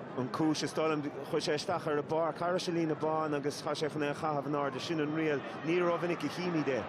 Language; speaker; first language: Irish; native; Irish